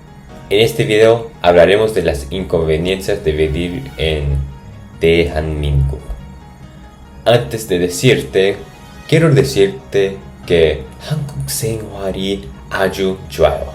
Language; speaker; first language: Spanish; non-native, fluent; English